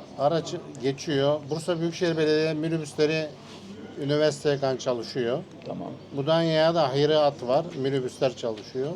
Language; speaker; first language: Turkish; native; Turkish